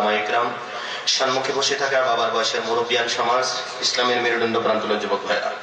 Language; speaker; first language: Bangla; non-native, local second language; Assamese